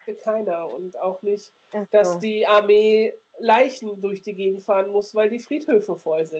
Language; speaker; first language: German; native; German